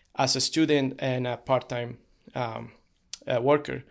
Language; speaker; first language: English; non-native, fluent; Spanish